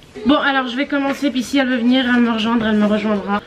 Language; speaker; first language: French; native; French